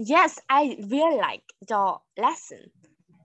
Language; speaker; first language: English; non-native, learner; Vietnamese